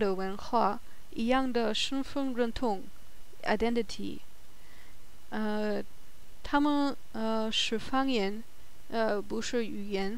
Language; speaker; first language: Chinese; non-native, learner; German